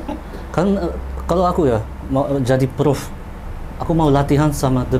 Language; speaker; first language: Indonesian; early bilingual, heritage; Dutch